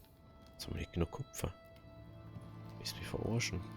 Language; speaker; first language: German; native; German